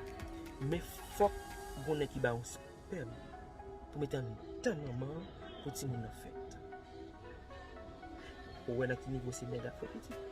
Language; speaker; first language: French; non-native, local second language; Haitian Creole